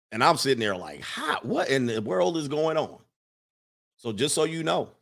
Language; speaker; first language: English; native; English